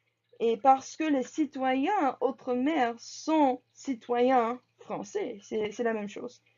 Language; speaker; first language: French; non-native, learner; English